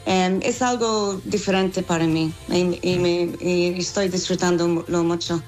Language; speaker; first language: Spanish; non-native, fluent; English